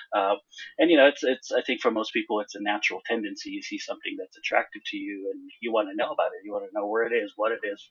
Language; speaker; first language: English; non-native, fluent; Hebrew